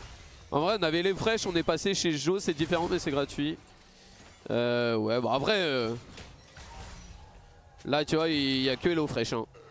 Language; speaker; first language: French; native; French